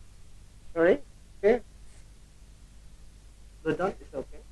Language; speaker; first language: English; non-native, learner; Indonesian